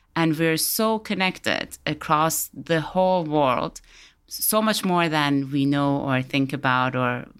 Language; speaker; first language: English; early bilingual, other home language; Persian